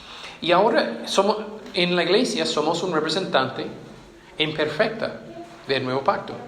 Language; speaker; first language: Spanish; non-native, fluent; English